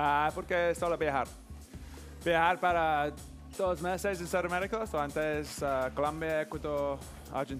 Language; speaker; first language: Spanish; non-native, learner; English